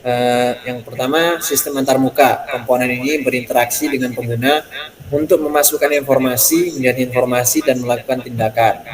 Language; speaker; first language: Indonesian; native; Indonesian